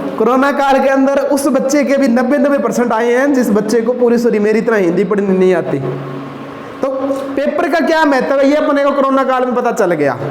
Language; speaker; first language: Hindi; non-native, local second language; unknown